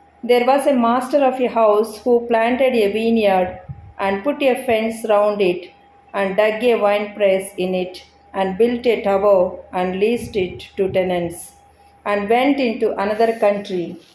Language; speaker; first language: English; non-native, local second language; Telugu